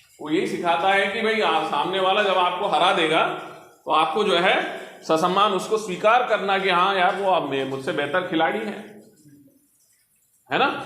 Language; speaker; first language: Hindi; non-native, local second language; Telugu